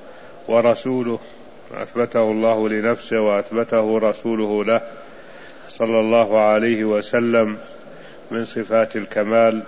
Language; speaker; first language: Arabic; native; Arabic